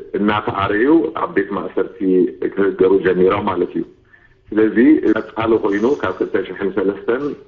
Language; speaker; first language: Tigrinya; native; Tigrinya